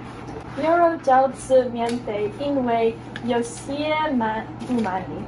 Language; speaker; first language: Chinese; non-native, learner; English